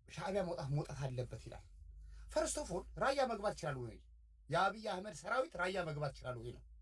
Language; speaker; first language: Amharic; non-native, fluent; Tigrinya